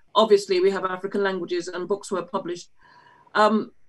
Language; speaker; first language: English; native; English